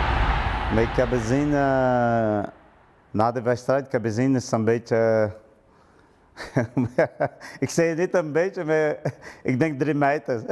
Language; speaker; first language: Dutch; non-native, learner; Portuguese